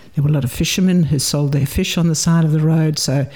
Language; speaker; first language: English; native; English